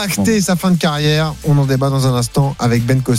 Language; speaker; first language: French; native; French